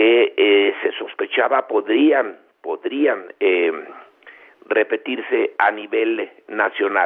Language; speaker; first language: Spanish; native; Spanish